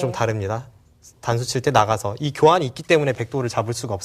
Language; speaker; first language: Korean; native; Korean